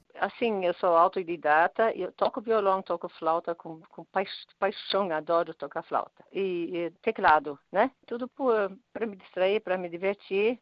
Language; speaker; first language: Portuguese; non-native, fluent; German